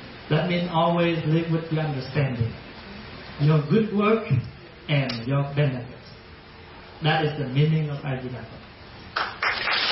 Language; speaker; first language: English; early bilingual, other home language; Vietnamese